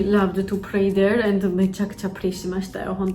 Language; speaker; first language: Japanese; non-native, fluent; Georgian